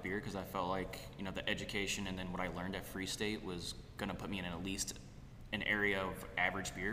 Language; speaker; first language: English; native; English